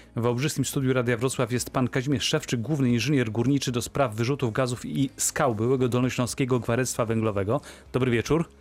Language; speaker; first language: Polish; native; Polish